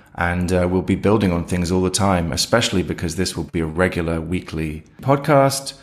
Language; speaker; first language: English; native; English